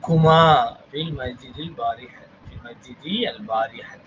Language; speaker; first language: Arabic; non-native, fluent; Tamil